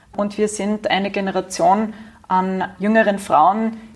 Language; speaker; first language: German; native; German